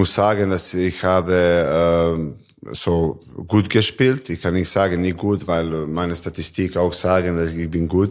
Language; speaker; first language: German; non-native, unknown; Serbian